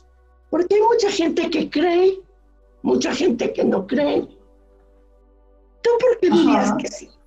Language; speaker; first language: Spanish; native; Spanish